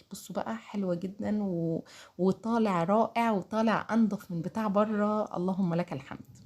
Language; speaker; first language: Arabic; native; Arabic